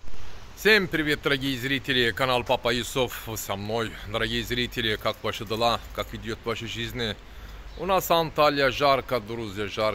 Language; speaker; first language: Russian; non-native, learner; Turkish